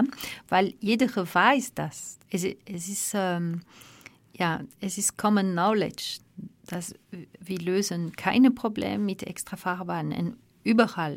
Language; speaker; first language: German; non-native, fluent; French